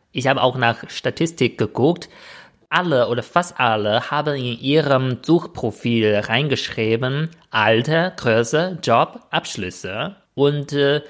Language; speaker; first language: German; non-native, fluent; Chinese